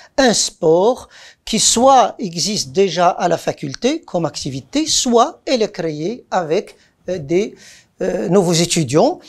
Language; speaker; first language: French; non-native, local second language; Arabic